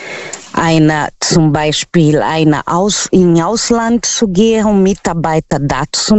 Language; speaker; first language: German; non-native, learner; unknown